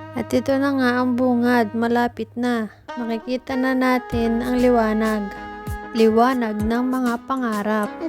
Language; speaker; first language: Filipino; non-native, local second language; Bikol